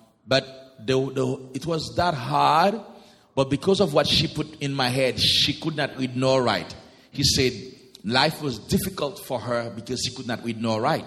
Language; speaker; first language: English; non-native, fluent; Haitian Creole